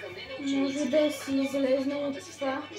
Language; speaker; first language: Bulgarian; native; Bulgarian